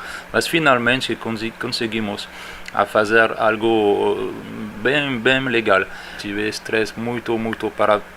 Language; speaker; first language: Portuguese; non-native, fluent; French